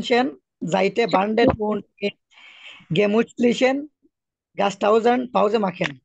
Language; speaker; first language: German; non-native, learner; Bangla